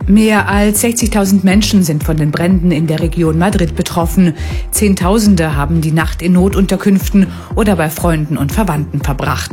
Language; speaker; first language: German; native; German